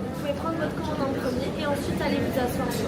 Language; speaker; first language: French; native; French